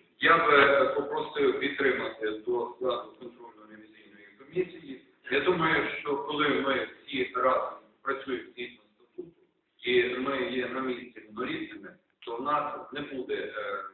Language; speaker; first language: Ukrainian; native; Ukrainian